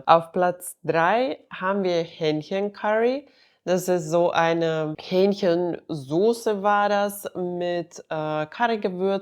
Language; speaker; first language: German; non-native, fluent; Finnish